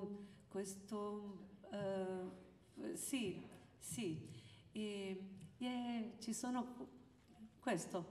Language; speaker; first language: Italian; early bilingual, heritage; Italian